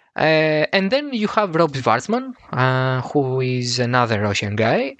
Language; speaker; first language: English; non-native, fluent; Greek